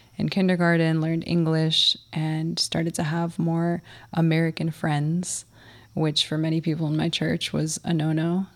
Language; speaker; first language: English; early bilingual, other home language; Russian